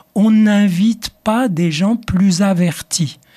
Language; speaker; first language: French; non-native, local second language; Arabic